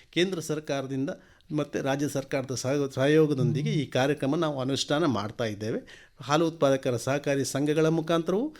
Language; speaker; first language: Kannada; native; Kannada